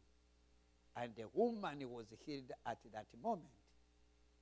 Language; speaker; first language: English; non-native, local second language; Kinyarwanda